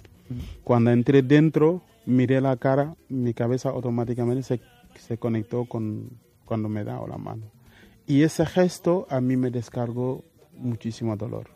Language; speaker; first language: Spanish; non-native, fluent; Wolof